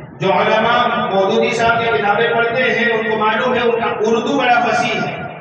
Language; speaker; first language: Urdu; non-native, local second language; Gujarati